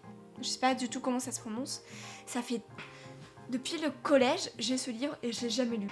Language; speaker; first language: French; native; French